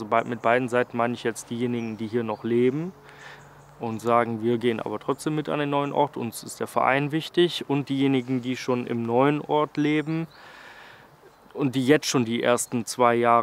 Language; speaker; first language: German; native; German